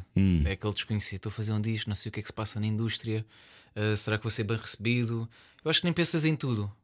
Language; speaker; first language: Portuguese; native; Portuguese